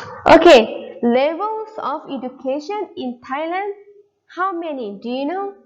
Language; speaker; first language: English; non-native, fluent; Thai